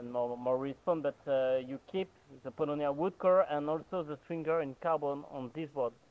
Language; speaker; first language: English; non-native, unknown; French